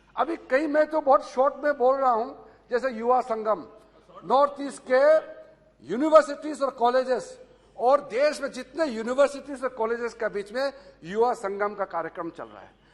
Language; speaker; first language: Hindi; non-native, local second language; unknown